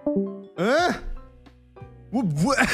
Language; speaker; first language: Korean; non-native, learner; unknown